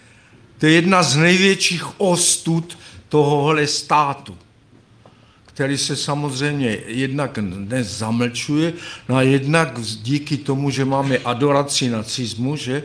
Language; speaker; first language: Czech; native; Czech